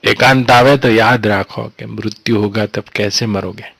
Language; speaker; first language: Hindi; non-native, local second language; Gujarati